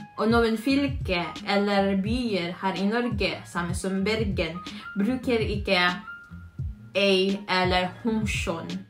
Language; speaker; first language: Norwegian; non-native, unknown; Filipino